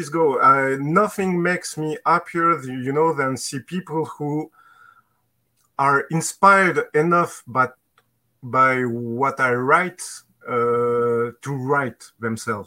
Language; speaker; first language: English; non-native, fluent; French